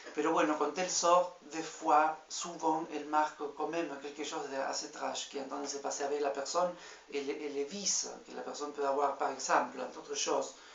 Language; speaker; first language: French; non-native, fluent; Spanish